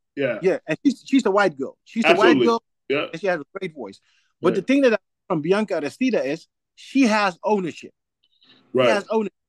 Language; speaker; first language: English; non-native, fluent; Dutch